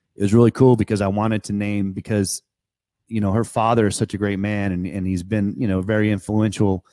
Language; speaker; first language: English; native; English